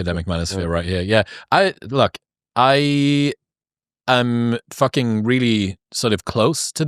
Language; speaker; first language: English; native; English